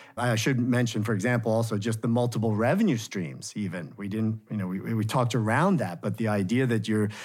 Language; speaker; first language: English; native; English